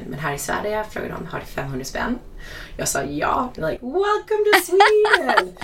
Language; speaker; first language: Swedish; non-native, fluent; English